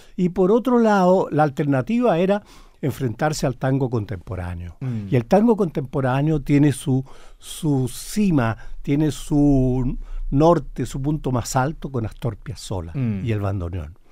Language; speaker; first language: Spanish; native; Spanish